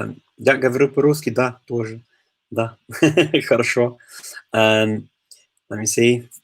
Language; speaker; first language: Russian; non-native, learner; English